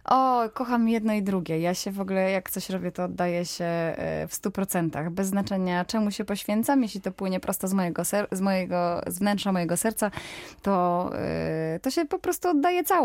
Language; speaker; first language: Polish; native; Polish